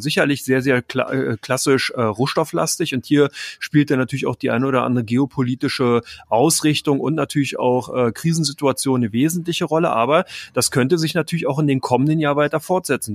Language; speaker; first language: German; native; German